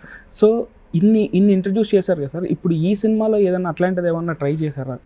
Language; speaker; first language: Telugu; native; Telugu